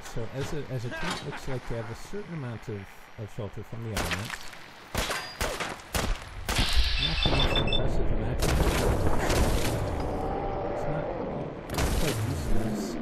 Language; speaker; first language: English; native; English